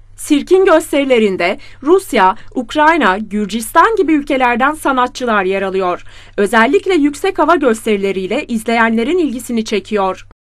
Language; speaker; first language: Turkish; native; Turkish